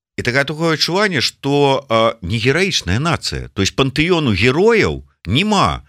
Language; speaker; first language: Belarusian; native; Belarusian